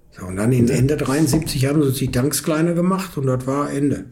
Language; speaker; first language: German; native; German